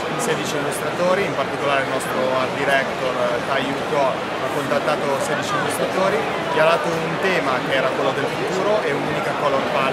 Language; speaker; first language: Italian; native; Italian